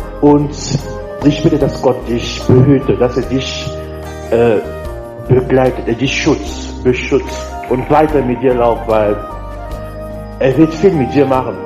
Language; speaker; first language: German; non-native, learner; French